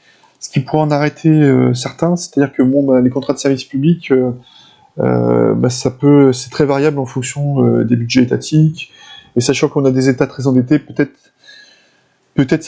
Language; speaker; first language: French; native; French